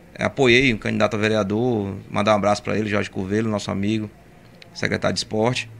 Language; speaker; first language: Portuguese; native; Portuguese